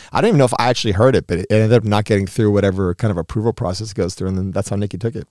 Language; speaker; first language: English; early bilingual, other home language; Spanish